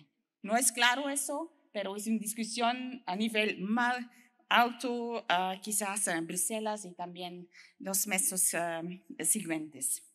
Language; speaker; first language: Spanish; non-native, learner; French